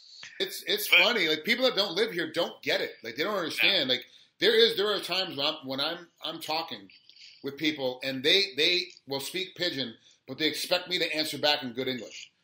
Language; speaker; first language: English; native; English